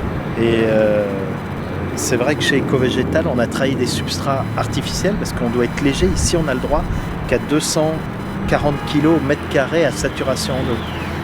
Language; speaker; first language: French; native; French